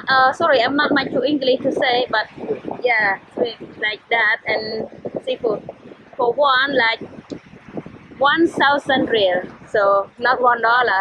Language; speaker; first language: English; non-native, learner; Khmer